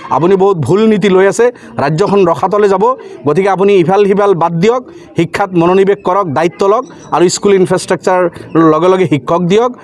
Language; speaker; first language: Assamese; non-native, local second language; Bangla